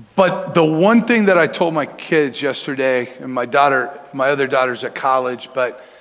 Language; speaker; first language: English; native; English